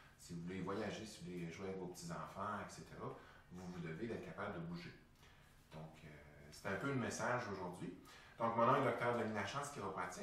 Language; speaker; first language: French; native; French